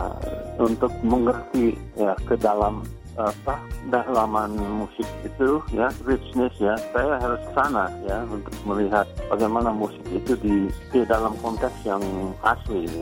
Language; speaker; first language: Indonesian; non-native, fluent; English